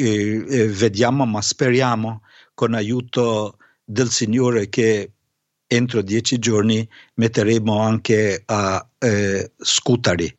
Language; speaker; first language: Italian; non-native, fluent; Albanian